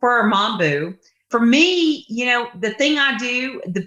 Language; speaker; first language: English; native; English